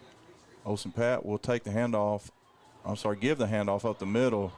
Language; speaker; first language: English; native; English